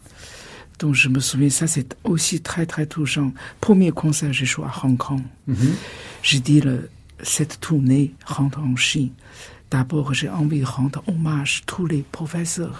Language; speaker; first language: French; non-native, fluent; Chinese